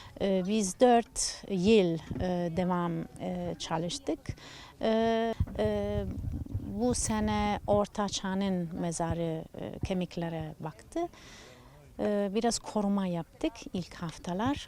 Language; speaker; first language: Turkish; non-native, learner; Italian